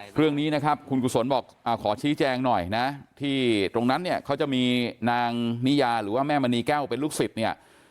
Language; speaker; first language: Thai; native; Thai